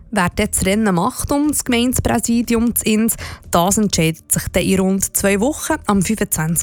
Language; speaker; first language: German; native; German